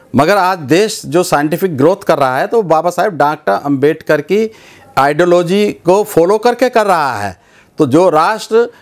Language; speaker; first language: Hindi; native; Hindi